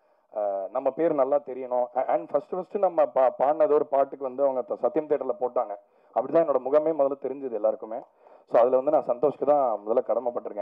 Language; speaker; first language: Tamil; native; Tamil